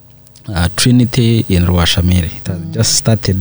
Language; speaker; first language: English; non-native, local second language; Nyankole